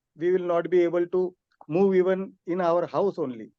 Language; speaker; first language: English; non-native, local second language; Hindi